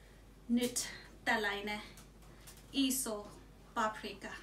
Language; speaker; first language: Finnish; non-native, learner; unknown